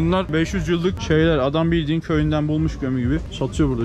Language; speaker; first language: Turkish; native; Turkish